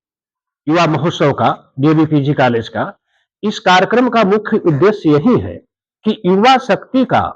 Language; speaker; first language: Hindi; native; Hindi